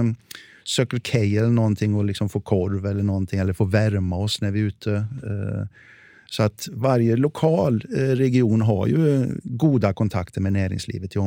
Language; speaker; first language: Swedish; native; Swedish